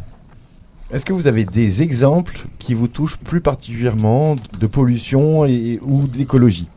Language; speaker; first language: French; native; French